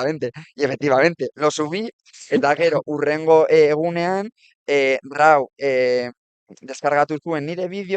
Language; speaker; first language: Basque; non-native, local second language; Spanish